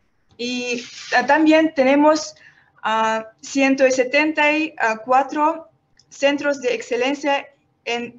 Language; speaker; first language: Spanish; non-native, learner; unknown